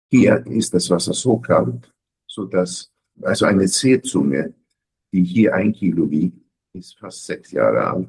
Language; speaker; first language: German; early bilingual, heritage; German